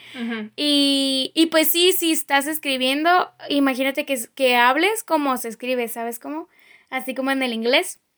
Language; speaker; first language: Spanish; native; Spanish